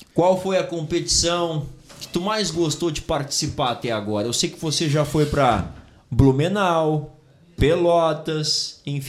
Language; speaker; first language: Portuguese; native; Portuguese